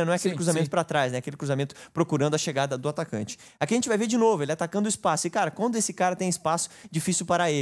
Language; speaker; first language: Portuguese; native; Portuguese